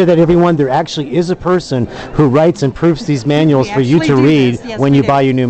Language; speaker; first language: English; native; English